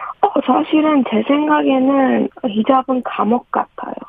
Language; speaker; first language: Korean; non-native, fluent; Persian